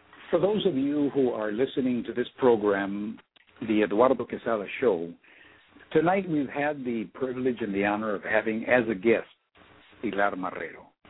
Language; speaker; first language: English; early bilingual, other home language; Spanish